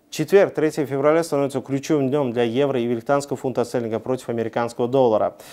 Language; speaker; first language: Russian; non-native, local second language; Uzbek